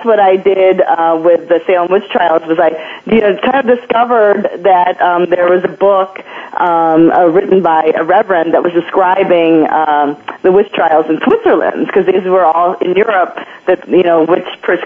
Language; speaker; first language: English; non-native, local second language; Filipino